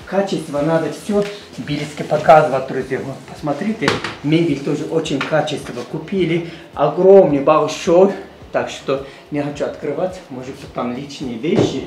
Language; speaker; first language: Russian; non-native, learner; Turkish